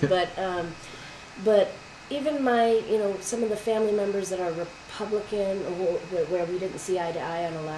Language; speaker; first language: English; native; English